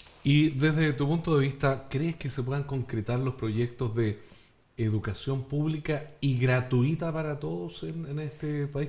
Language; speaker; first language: Spanish; native; Spanish